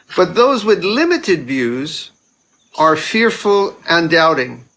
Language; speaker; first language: English; native; English